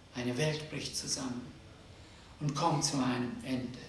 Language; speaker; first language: German; non-native, fluent; Nepali